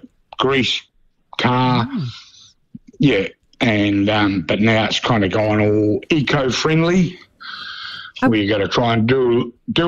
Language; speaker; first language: English; native; English